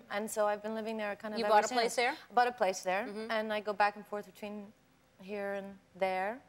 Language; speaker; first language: English; native; English